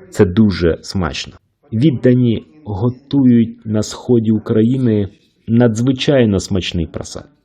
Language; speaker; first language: Ukrainian; non-native, fluent; English